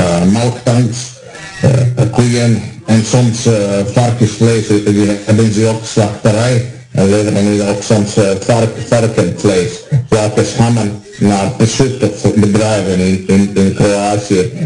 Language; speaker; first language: Dutch; non-native, learner; Croatian